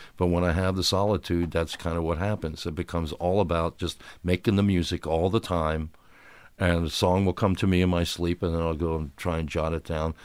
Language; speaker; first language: English; native; English